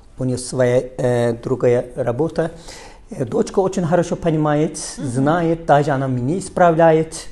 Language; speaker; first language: Russian; non-native, learner; Turkish